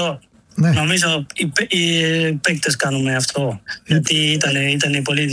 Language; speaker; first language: Greek; non-native, learner; Spanish